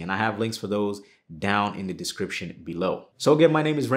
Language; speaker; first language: English; native; English